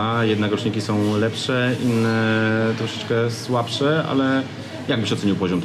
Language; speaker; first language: Polish; native; Polish